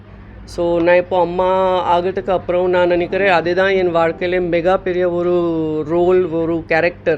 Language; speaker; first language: Tamil; non-native, fluent; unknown